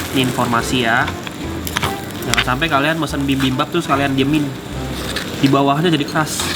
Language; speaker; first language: Indonesian; native; Indonesian